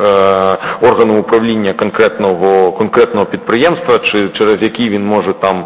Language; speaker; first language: Ukrainian; native; Ukrainian